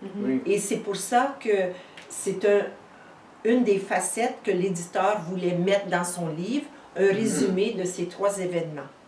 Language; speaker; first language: French; native; French